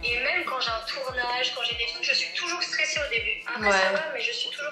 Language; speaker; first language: French; native; French